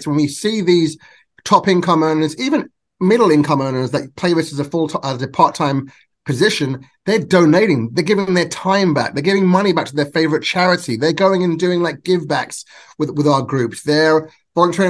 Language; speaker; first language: English; native; English